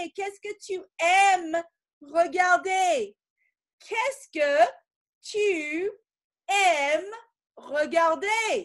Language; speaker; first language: French; non-native, fluent; English